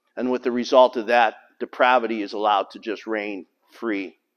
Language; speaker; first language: English; native; English